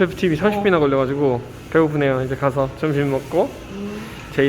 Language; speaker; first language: Korean; native; Korean